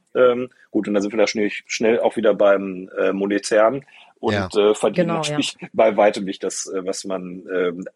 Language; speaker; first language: German; native; German